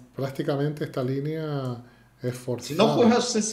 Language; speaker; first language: Spanish; native; Spanish